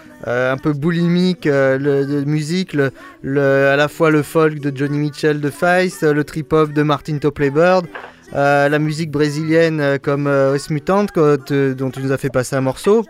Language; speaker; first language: French; native; French